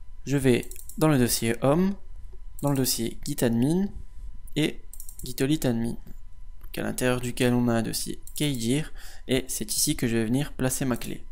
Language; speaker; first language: French; native; French